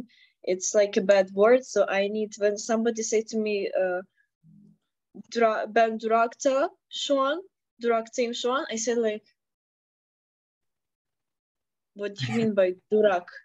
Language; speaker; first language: English; non-native, fluent; Ukrainian